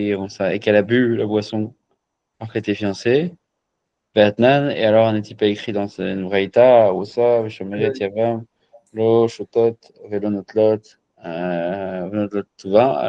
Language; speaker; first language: French; native; French